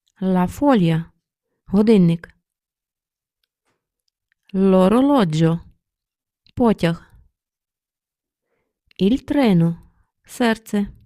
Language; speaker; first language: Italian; non-native, learner; Ukrainian